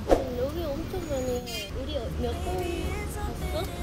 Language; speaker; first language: Korean; non-native, learner; Dutch